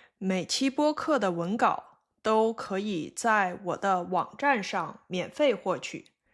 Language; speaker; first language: Chinese; native; Chinese